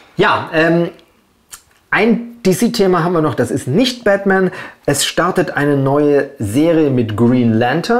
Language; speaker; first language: German; native; German